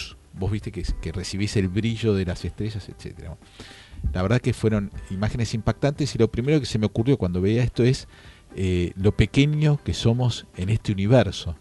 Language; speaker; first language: Spanish; native; Spanish